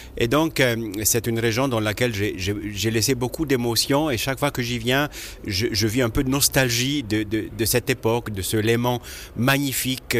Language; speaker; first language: French; non-native, local second language; Italian